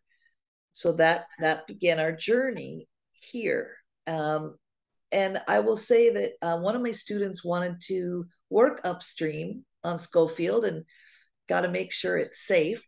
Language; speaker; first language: English; native; English